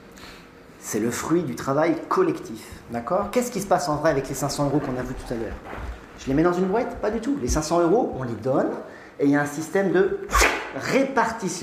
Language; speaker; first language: French; native; French